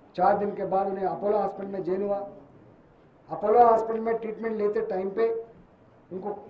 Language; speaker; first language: Hindi; non-native, local second language; Telugu